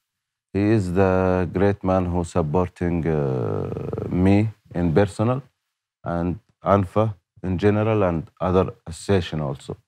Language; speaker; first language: English; non-native, learner; Arabic